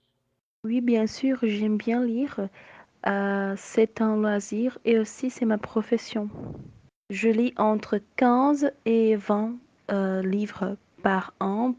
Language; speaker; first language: French; non-native, fluent; Portuguese